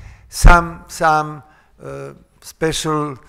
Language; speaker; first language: English; non-native, fluent; Serbian